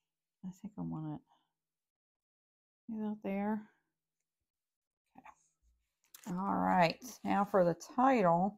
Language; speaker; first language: English; native; English